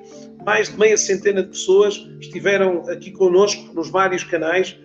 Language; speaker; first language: Portuguese; native; Portuguese